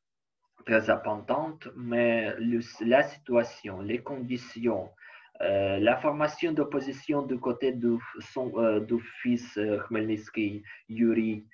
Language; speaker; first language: French; non-native, learner; Ukrainian